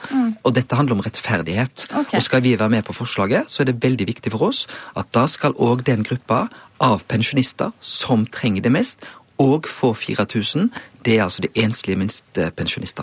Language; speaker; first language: Norwegian; native; Norwegian